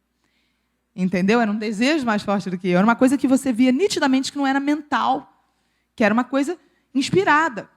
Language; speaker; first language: Portuguese; native; Portuguese